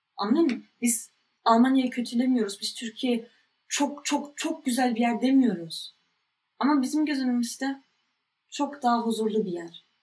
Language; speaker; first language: Turkish; early bilingual, heritage; Turkish